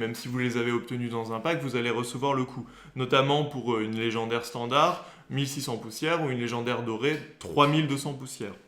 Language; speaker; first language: French; native; French